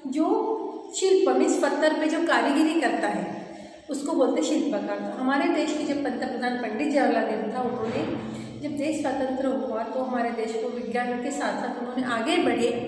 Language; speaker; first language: Hindi; non-native, local second language; Marathi